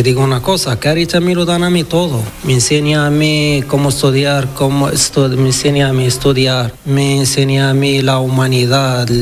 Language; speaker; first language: Spanish; non-native, learner; Arabic